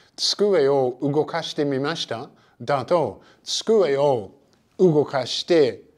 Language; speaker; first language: Japanese; non-native, fluent; English